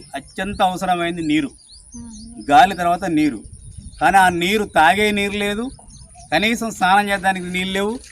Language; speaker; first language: Telugu; native; Telugu